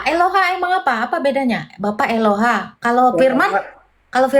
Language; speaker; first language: Indonesian; native; Indonesian